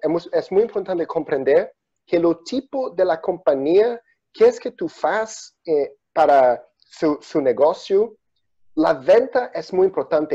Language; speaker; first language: Spanish; non-native, learner; Portuguese